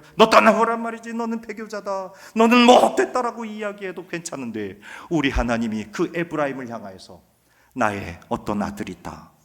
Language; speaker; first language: Korean; native; Korean